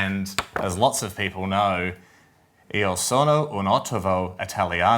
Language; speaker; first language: Italian; non-native, learner; English